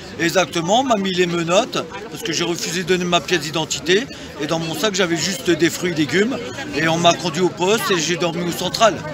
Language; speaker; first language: French; early bilingual, other home language; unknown